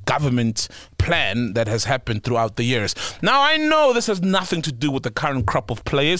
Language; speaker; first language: English; non-native, local second language; Zulu